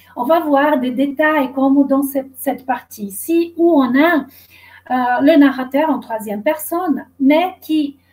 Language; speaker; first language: French; non-native, fluent; Portuguese